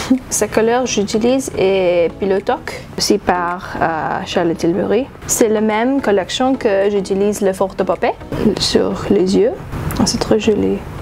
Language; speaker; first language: French; non-native, learner; English